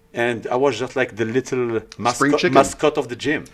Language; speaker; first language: English; early bilingual, other home language; Arabic